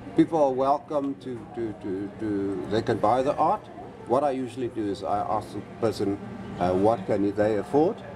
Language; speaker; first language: English; non-native, local second language; Afrikaans